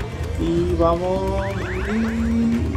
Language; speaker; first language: Spanish; native; Spanish